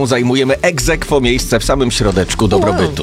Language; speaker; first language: Polish; native; Polish